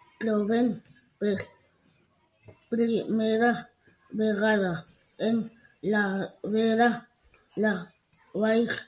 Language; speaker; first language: Catalan; non-native, local second language; Spanish